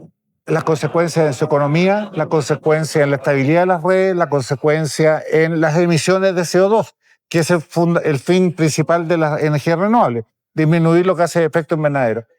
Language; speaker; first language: Spanish; native; Spanish